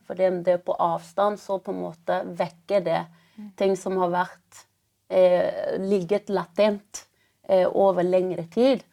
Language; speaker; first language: Norwegian; early bilingual, other home language; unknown